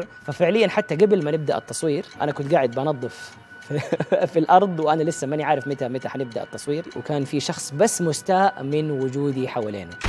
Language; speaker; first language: Arabic; native; Arabic